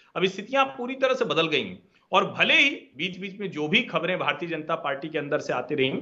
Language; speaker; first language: Hindi; native; Hindi